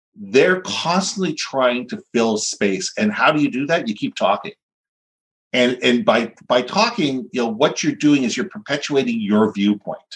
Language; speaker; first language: English; native; English